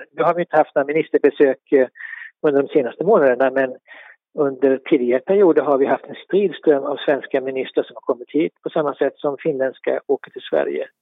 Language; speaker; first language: Swedish; native; Swedish